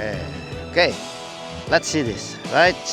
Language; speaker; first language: English; non-native, fluent; Indonesian